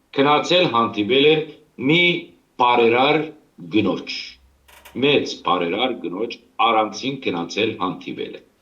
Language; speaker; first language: Armenian; early bilingual, heritage; Armenian